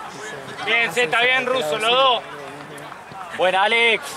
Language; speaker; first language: Spanish; native; Spanish